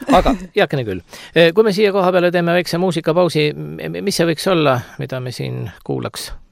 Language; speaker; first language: Estonian; native; Estonian